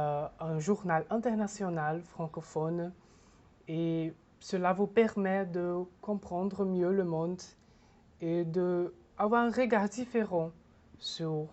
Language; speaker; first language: French; non-native, fluent; Portuguese